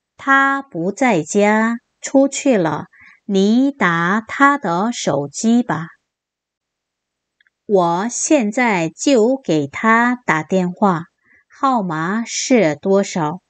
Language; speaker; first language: Chinese; non-native, fluent; Korean